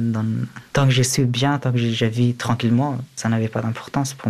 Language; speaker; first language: French; early bilingual, other home language; Persian